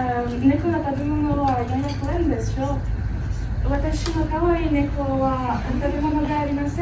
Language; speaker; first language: Japanese; non-native, learner; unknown